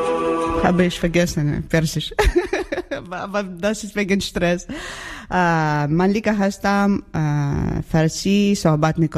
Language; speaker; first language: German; non-native, learner; Ukrainian